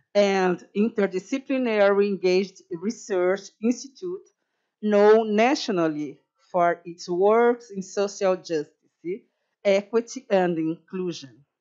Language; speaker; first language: English; non-native, fluent; Portuguese